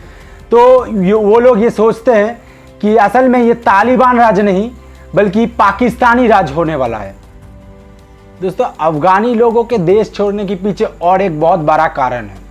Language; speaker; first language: Hindi; non-native, local second language; Bangla